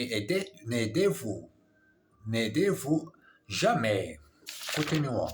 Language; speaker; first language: French; non-native, learner; English